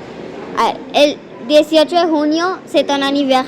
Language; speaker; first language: French; non-native, fluent; Spanish